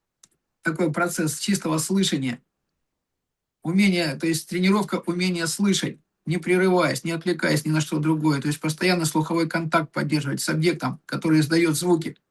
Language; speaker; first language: Russian; native; Russian